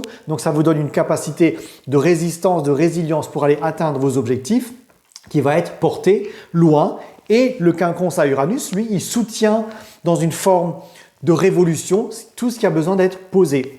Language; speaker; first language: French; native; French